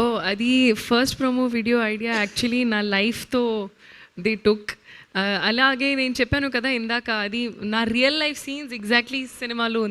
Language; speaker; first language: Telugu; non-native, learner; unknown